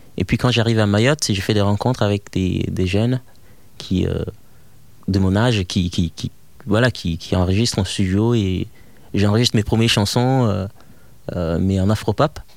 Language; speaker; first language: French; non-native, fluent; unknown